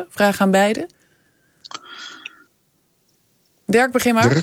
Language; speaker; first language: Dutch; native; Dutch